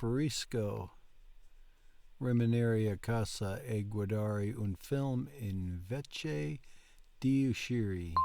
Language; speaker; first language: Italian; non-native, learner; English